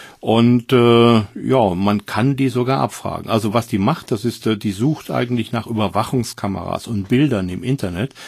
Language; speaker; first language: German; native; German